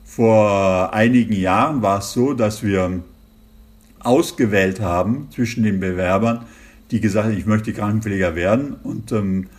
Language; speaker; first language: German; native; German